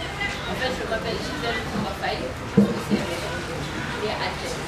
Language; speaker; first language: French; non-native, local second language; Wolof